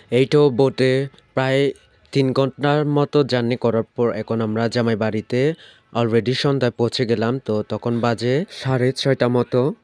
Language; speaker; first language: Bangla; non-native, local second language; Chakma